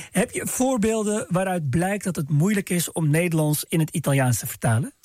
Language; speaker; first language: Dutch; native; Dutch